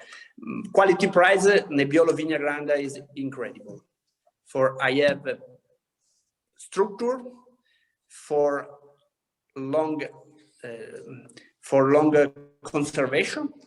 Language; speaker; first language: English; non-native, learner; Italian